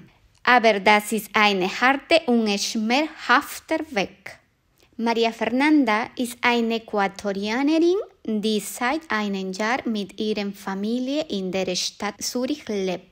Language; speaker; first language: German; non-native, fluent; Spanish